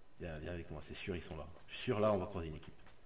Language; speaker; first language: French; native; French